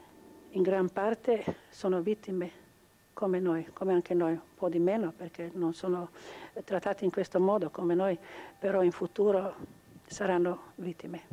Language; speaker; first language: Italian; non-native, local second language; Croatian